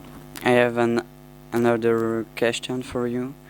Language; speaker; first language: English; non-native, learner; French